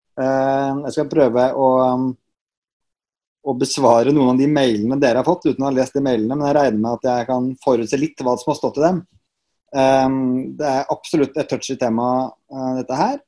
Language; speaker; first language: Norwegian; native; Norwegian